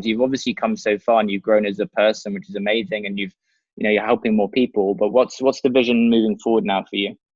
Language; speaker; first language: English; native; English